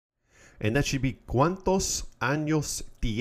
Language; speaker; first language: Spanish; non-native, fluent; English